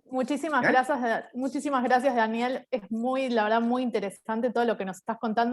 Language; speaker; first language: Spanish; native; Spanish